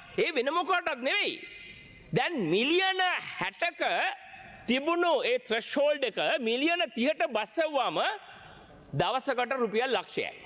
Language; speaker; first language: Sinhala; non-native, local second language; Tamil